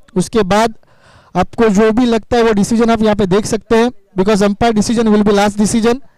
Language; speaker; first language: Hindi; non-native, local second language; Marathi